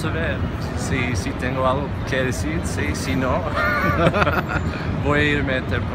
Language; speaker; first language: Spanish; non-native, fluent; English